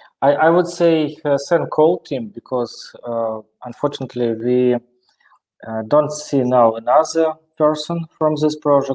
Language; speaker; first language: English; non-native, learner; Russian